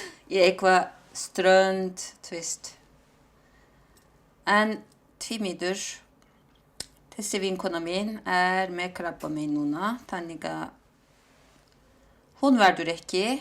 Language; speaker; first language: Icelandic; non-native, fluent; Turkish